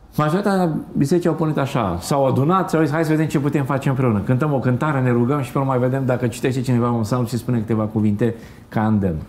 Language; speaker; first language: Romanian; native; Romanian